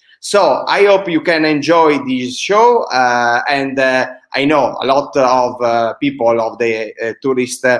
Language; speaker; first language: English; non-native, fluent; Italian